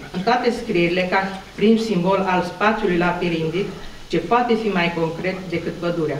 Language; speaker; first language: Romanian; native; Romanian